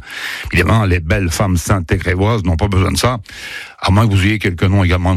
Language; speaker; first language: French; native; French